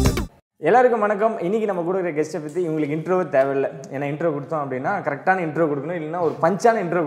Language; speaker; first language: Tamil; native; Tamil